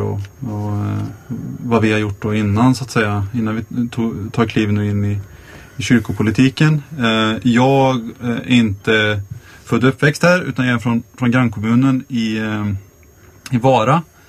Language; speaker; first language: Swedish; native; Swedish